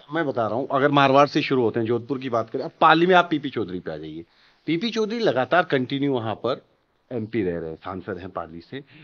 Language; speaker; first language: Hindi; native; Hindi